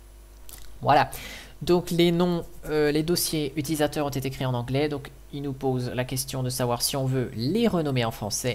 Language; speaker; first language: French; native; French